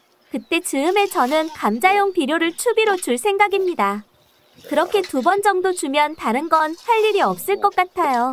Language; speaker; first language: Korean; native; Korean